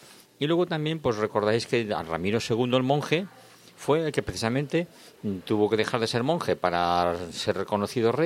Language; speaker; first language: Spanish; native; Spanish